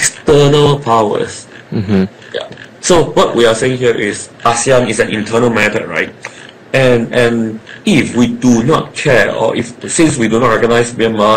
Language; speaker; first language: English; non-native, local second language; Chinese